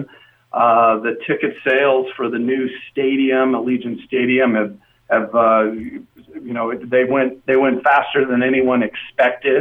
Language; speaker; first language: English; native; English